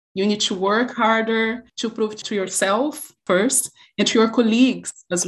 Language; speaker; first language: English; non-native, fluent; Portuguese